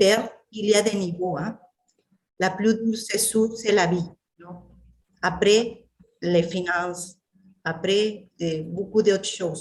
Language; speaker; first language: French; non-native, fluent; Spanish